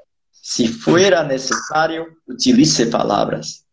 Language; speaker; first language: Spanish; non-native, fluent; Portuguese